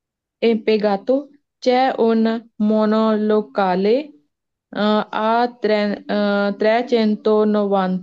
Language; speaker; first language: Italian; non-native, learner; Punjabi